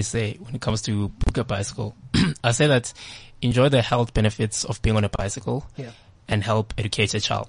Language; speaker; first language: English; non-native, local second language; Zulu